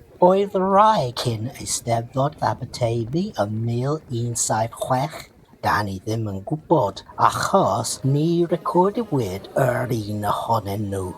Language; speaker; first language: Welsh; non-native, learner; English